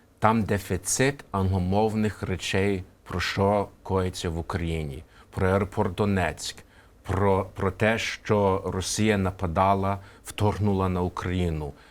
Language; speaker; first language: Ukrainian; early bilingual, heritage; Ukrainian